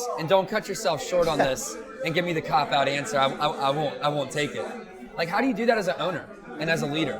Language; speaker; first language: English; native; English